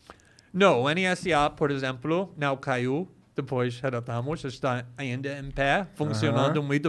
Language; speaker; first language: Portuguese; non-native, fluent; English